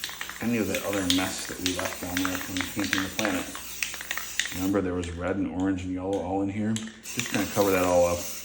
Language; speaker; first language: English; native; English